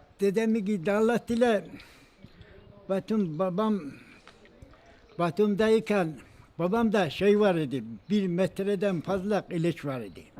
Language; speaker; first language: Turkish; non-native, local second language; Georgian